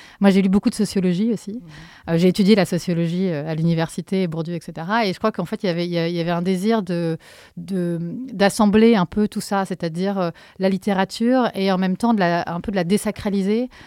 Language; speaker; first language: French; native; French